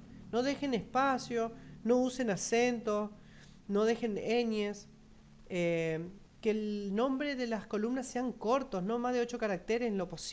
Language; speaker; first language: Spanish; native; Spanish